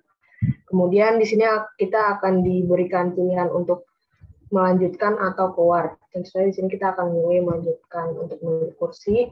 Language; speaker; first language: Indonesian; native; Indonesian